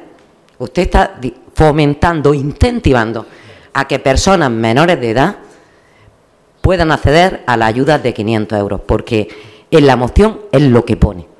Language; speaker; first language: Spanish; native; Spanish